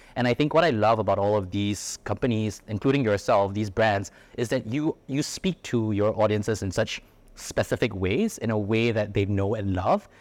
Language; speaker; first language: English; native; English